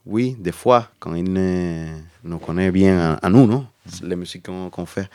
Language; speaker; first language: French; non-native, learner; Spanish